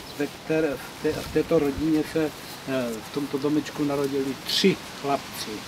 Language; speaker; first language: Czech; native; Czech